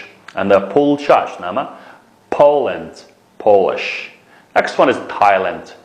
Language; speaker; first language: English; non-native, fluent; Uyghur